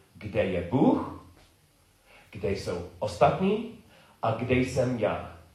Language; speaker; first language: Czech; non-native, learner; English